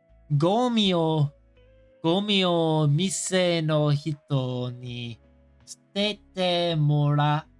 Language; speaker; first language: Japanese; non-native, learner; English